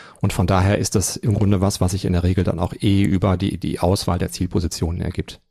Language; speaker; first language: German; native; German